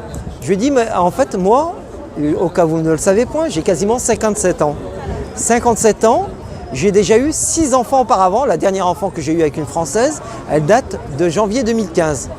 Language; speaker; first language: French; native; French